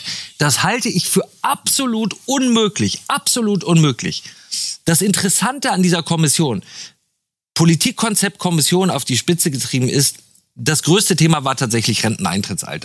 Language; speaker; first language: German; native; German